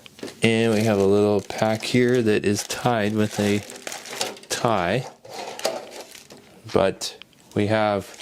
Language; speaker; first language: English; native; English